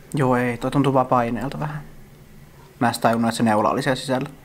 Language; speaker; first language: Finnish; native; Finnish